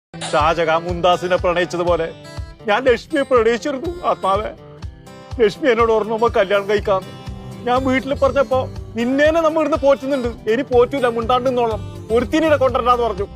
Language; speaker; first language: Malayalam; native; Malayalam